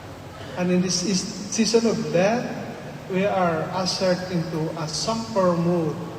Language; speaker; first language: English; non-native, local second language; Filipino